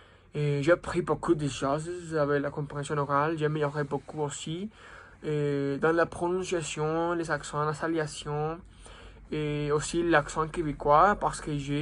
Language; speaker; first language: French; non-native, learner; Spanish